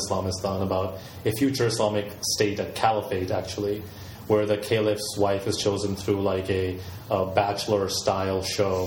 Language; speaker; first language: English; native; English